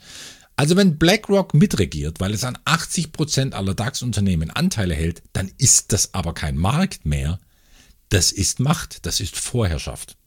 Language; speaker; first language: German; native; German